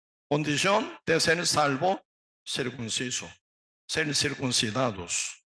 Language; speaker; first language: Spanish; non-native, learner; Korean